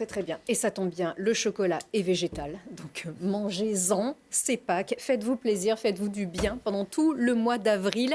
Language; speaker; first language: French; native; French